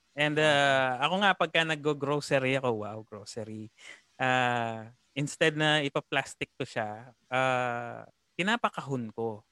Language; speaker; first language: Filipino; non-native, local second language; Pampanga